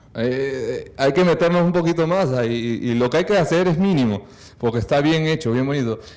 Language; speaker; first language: Spanish; native; Spanish